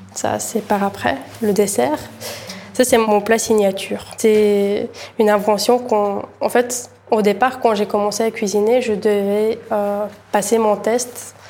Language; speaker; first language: French; early bilingual, other home language; Bulgarian